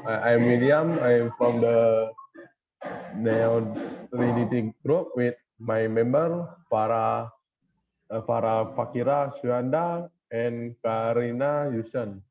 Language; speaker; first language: English; non-native, learner; Indonesian